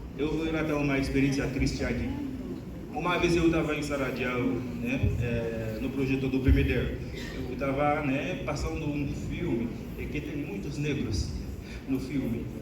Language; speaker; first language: Portuguese; non-native, fluent; Haitian Creole